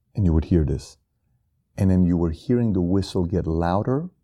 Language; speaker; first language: English; non-native, fluent; Persian